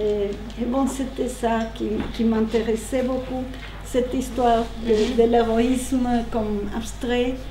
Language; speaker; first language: French; non-native, learner; Spanish